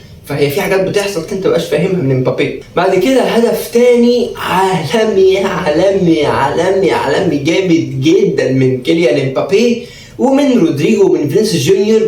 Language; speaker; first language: Arabic; native; Arabic